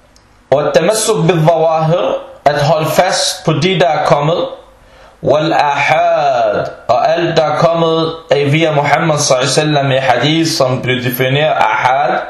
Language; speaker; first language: Danish; early bilingual, other home language; Arabic